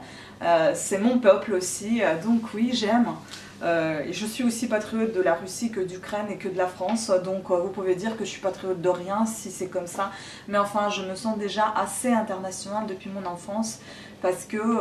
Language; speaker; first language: French; non-native, fluent; Russian